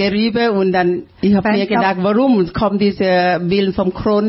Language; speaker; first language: German; non-native, fluent; Thai